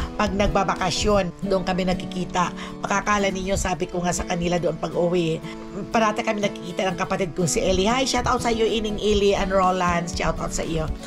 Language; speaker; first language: Filipino; native; Filipino